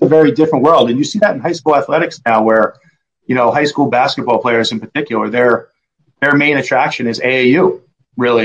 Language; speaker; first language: English; native; English